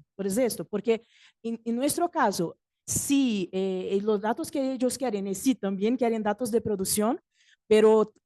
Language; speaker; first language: Spanish; non-native, fluent; Portuguese